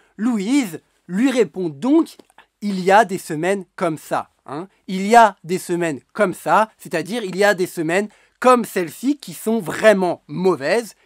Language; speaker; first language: French; native; French